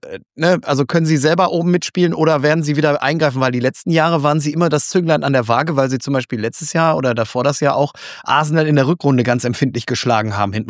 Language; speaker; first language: German; native; German